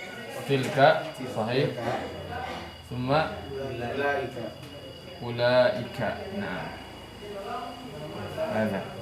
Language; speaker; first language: Arabic; non-native, fluent; Indonesian